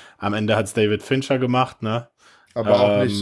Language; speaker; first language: German; native; German